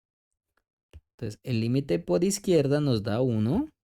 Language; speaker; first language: Spanish; native; Spanish